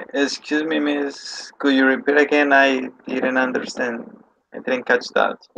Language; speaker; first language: English; non-native, learner; Spanish